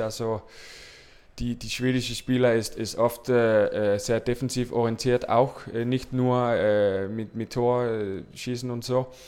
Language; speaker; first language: German; non-native, learner; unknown